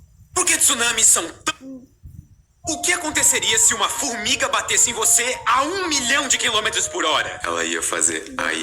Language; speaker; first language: Portuguese; native; Portuguese